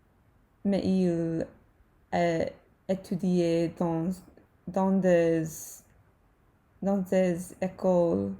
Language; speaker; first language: French; non-native, learner; English